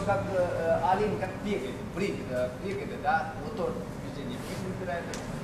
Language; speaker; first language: Russian; non-native, learner; Chinese